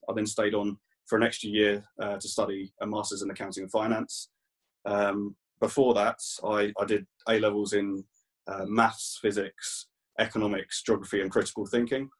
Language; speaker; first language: English; native; English